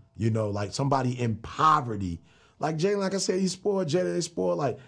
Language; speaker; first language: English; native; English